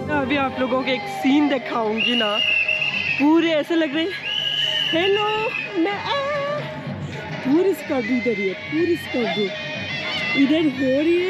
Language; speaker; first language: Hindi; non-native, fluent; Turkish